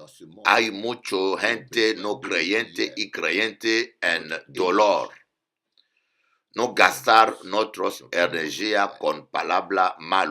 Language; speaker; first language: Spanish; non-native, learner; French